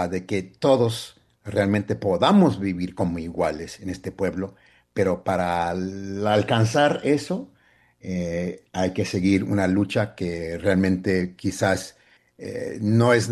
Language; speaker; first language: Spanish; early bilingual, heritage; Spanish